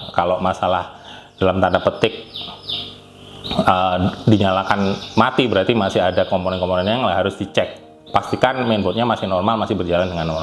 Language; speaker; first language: Indonesian; native; Indonesian